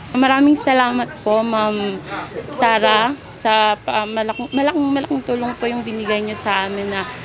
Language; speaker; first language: Filipino; non-native, local second language; Maranao